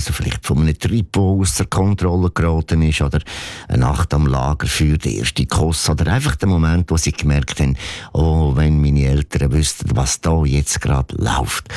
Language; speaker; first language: German; native; German